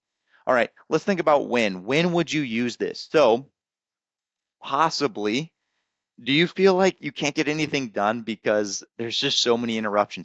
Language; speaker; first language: English; native; English